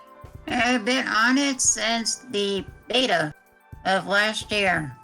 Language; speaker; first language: English; native; English